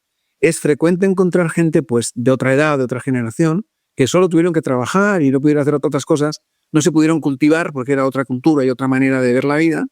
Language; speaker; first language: Spanish; native; Spanish